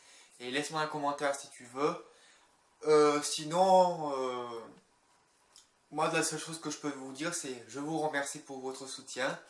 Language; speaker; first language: French; native; French